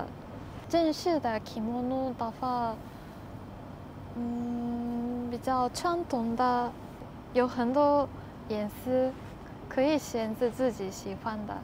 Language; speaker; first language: Chinese; non-native, learner; Japanese